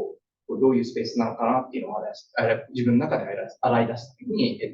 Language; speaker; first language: Japanese; native; Japanese